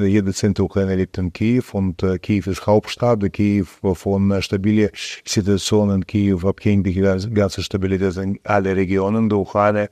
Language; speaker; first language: German; non-native, fluent; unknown